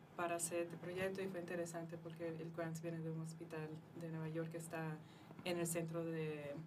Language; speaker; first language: Spanish; early bilingual, heritage; Spanish